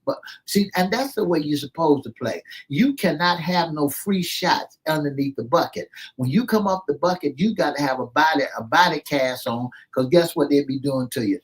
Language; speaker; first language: English; native; English